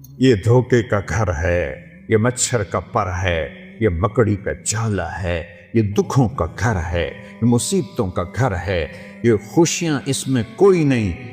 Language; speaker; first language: Urdu; non-native, local second language; Saraiki